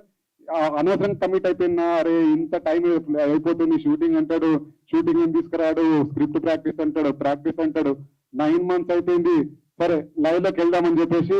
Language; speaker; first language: Telugu; native; Telugu